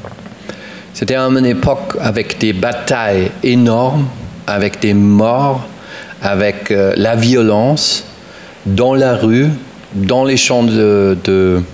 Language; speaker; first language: French; non-native, fluent; German